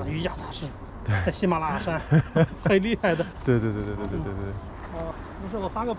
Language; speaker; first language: Chinese; native; Chinese